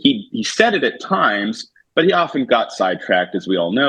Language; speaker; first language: English; native; English